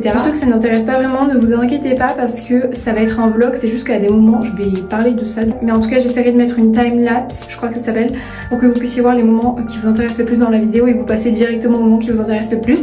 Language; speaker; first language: French; native; French